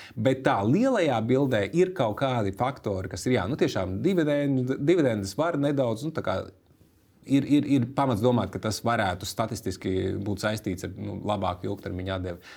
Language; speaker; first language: Latvian; native; Latvian